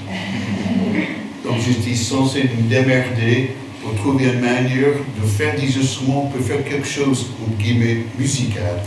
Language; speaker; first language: French; non-native, fluent; English